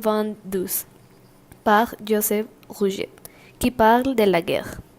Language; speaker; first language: French; non-native, learner; Spanish